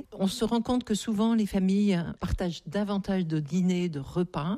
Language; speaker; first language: French; native; French